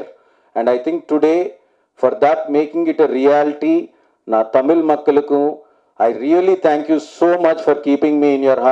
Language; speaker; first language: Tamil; non-native, learner; Telugu